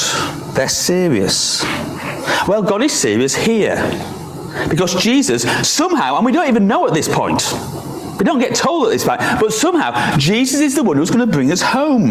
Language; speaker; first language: English; native; English